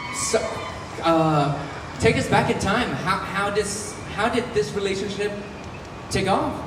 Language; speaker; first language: English; non-native, fluent; Thai